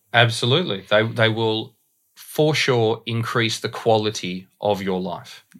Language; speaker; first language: English; native; English